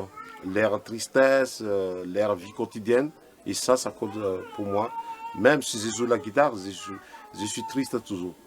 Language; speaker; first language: French; non-native, local second language; Malagasy